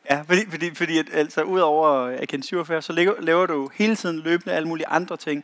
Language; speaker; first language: Danish; native; Danish